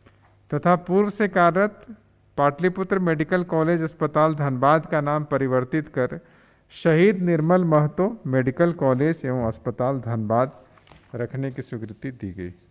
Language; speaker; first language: Hindi; native; Hindi